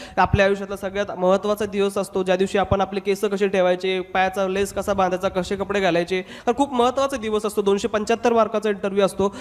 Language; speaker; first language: Marathi; non-native, local second language; Hindi